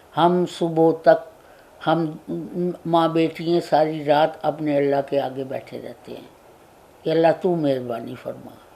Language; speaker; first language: Urdu; non-native, local second language; Punjabi